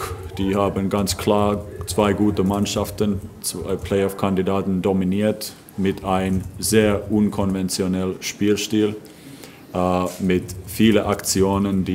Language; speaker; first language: German; non-native, fluent; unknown